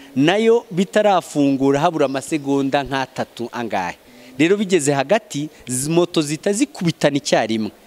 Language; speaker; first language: Kinyarwanda; native; Kinyarwanda